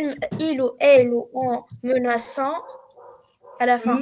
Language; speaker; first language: French; non-native, learner; Arabic